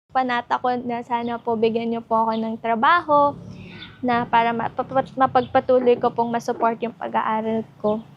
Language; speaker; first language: Filipino; native; Filipino